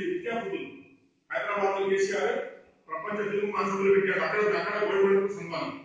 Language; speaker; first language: Telugu; non-native, local second language; Urdu